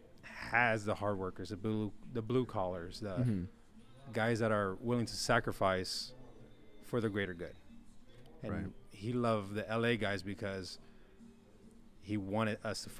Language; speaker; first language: English; native; English